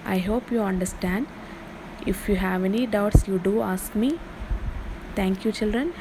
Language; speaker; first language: English; non-native, local second language; Malayalam